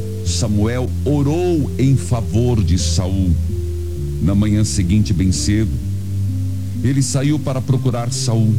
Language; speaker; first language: Portuguese; native; Portuguese